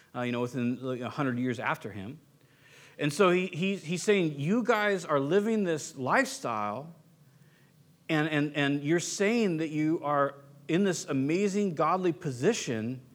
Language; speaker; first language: English; native; English